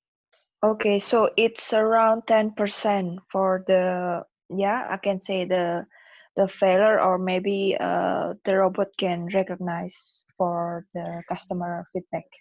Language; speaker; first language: English; non-native, fluent; Indonesian